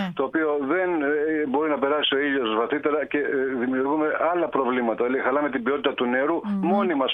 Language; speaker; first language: Greek; native; Greek